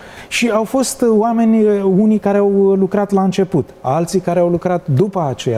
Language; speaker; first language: Romanian; native; Romanian